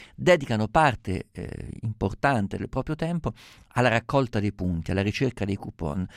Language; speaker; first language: Italian; native; Italian